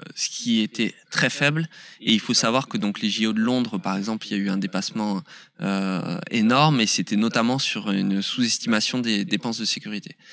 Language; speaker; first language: French; native; French